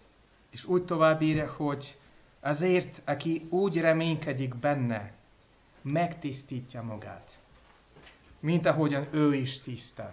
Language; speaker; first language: Hungarian; non-native, fluent; English